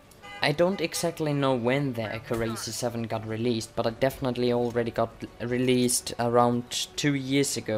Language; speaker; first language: English; non-native, fluent; Swiss German